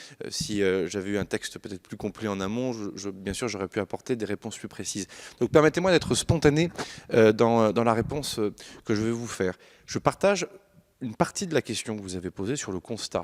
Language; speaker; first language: French; native; French